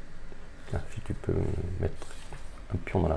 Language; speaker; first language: French; native; French